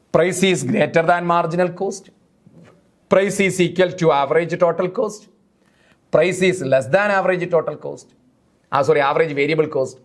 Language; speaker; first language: English; non-native, local second language; Malayalam